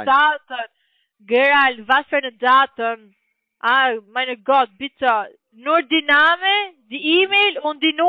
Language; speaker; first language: German; non-native, learner; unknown